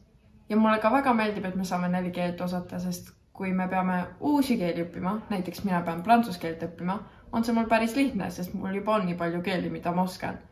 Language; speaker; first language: Estonian; early bilingual, heritage; Estonian